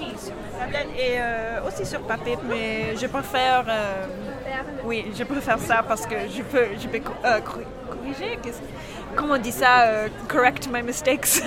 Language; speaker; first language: French; non-native, learner; English